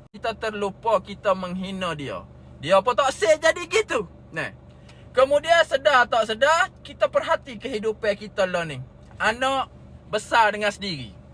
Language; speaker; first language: Malay; native; Malay